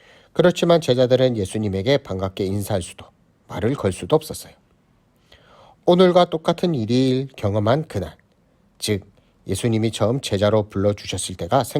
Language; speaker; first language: Korean; native; Korean